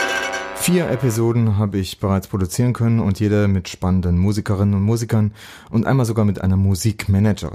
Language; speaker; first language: German; native; German